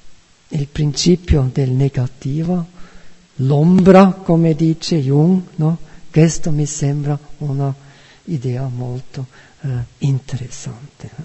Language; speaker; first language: Italian; non-native, fluent; German